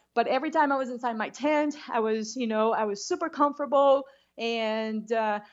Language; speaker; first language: English; non-native, fluent; Portuguese